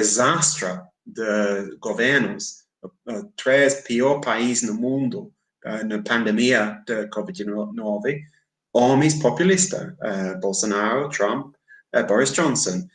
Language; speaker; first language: Portuguese; non-native, fluent; English